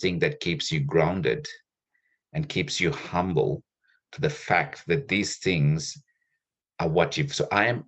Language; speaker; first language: English; non-native, local second language; Sinhala